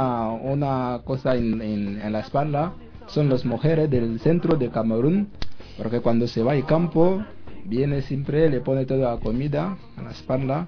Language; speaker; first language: Spanish; non-native, learner; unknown